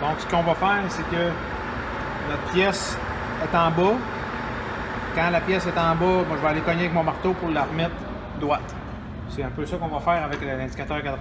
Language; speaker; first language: French; native; French